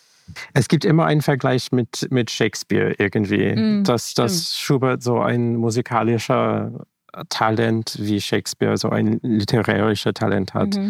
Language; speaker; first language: German; non-native, fluent; English